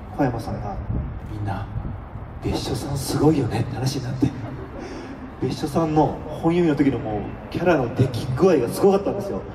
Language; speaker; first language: Japanese; native; Japanese